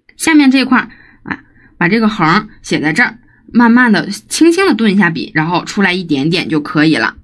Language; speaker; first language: Chinese; native; Chinese